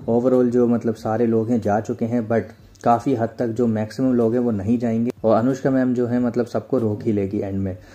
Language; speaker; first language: Hindi; native; Hindi